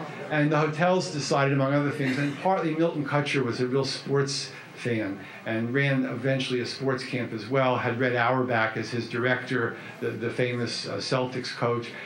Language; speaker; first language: English; native; English